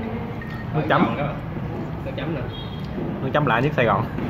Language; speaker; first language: Vietnamese; native; Vietnamese